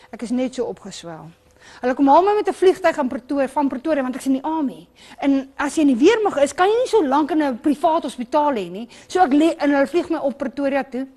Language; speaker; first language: Afrikaans; non-native, local second language; English